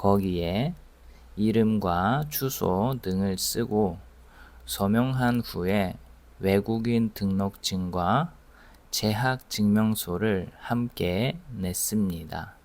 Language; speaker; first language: Korean; non-native, fluent; Russian